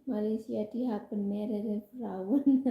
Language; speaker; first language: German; non-native, learner; Indonesian